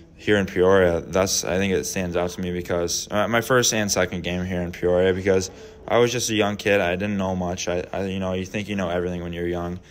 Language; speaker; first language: English; native; English